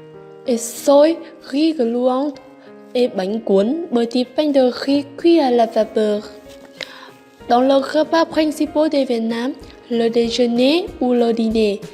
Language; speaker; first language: French; non-native, learner; Vietnamese